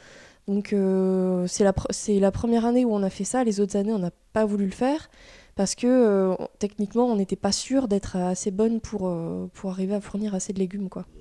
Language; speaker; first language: French; native; French